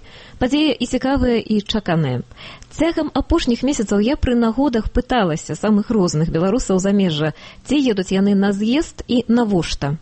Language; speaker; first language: Belarusian; native; Belarusian